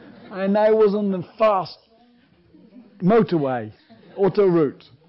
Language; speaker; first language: English; native; English